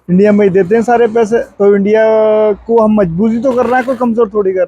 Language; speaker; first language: Hindi; native; Hindi